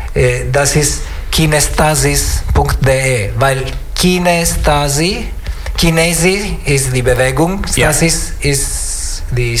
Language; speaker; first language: German; non-native, learner; Italian